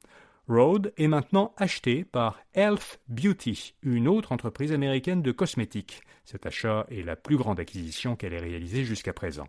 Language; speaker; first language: French; native; French